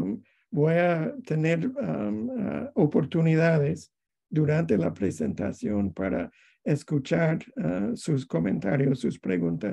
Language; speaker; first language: Spanish; non-native, fluent; English